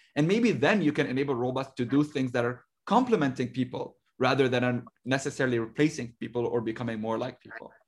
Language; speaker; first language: English; non-native, fluent; Arabic